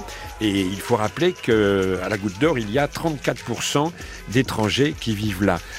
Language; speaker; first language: French; native; French